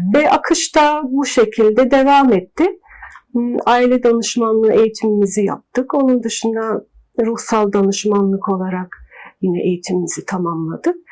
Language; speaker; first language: Turkish; early bilingual, heritage; Turkish